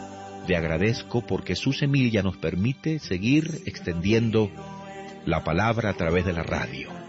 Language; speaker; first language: Spanish; native; Spanish